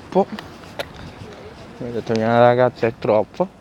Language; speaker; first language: Italian; non-native, fluent; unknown